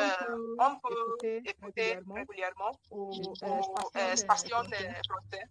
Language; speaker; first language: French; non-native, learner; Yoruba